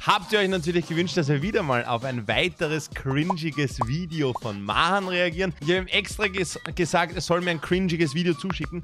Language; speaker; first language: German; native; German